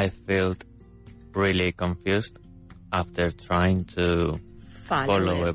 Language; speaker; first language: English; non-native, fluent; Spanish